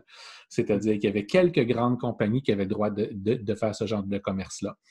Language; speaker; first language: French; native; French